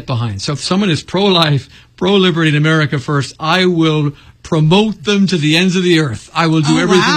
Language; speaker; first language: English; native; English